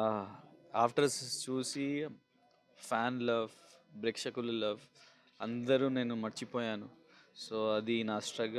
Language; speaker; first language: Telugu; non-native, local second language; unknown